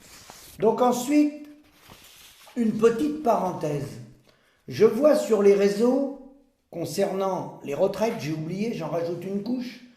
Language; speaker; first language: French; native; French